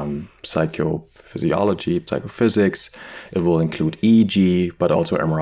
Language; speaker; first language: English; non-native, fluent; German